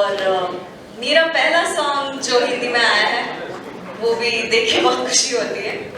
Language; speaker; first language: Hindi; non-native, local second language; Kannada